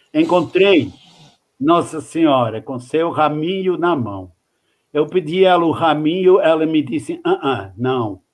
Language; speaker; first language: Portuguese; non-native, fluent; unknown